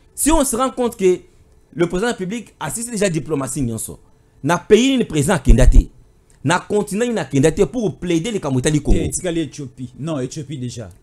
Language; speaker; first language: French; non-native, local second language; Lingala